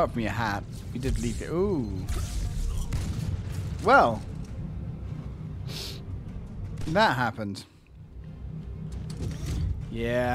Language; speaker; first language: English; native; English